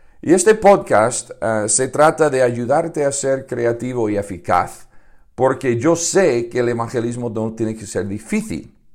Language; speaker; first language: Spanish; non-native, fluent; English